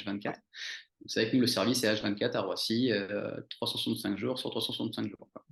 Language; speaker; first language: French; native; French